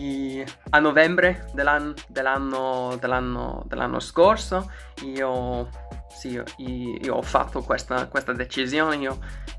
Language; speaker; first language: Italian; non-native, learner; English